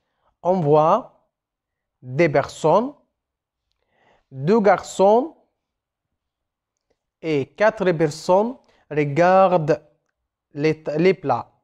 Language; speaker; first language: French; non-native, fluent; Arabic